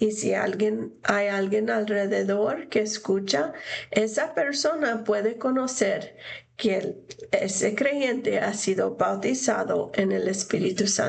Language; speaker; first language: Spanish; non-native, fluent; English